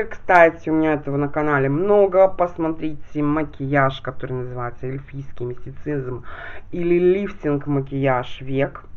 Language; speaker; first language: Russian; native; Russian